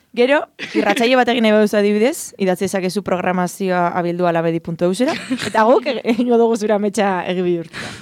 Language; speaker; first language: Basque; non-native, local second language; Spanish